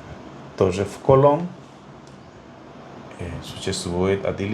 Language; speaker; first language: Russian; non-native, fluent; Spanish